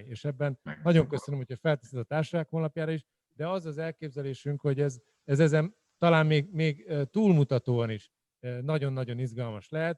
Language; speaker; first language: Hungarian; native; Hungarian